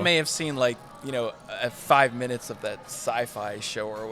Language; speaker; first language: English; native; English